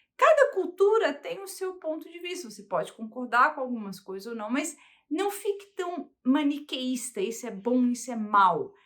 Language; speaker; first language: Portuguese; early bilingual, heritage; Portuguese